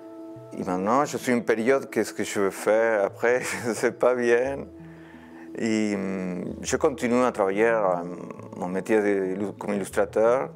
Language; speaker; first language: French; non-native, fluent; Spanish